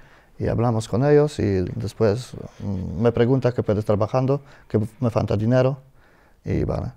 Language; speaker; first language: Spanish; non-native, learner; Polish